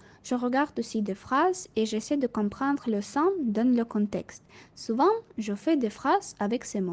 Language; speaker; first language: French; non-native, learner; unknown